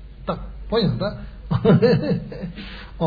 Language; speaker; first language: Russian; non-native, learner; Tibetan